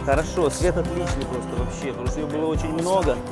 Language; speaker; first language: Russian; native; Russian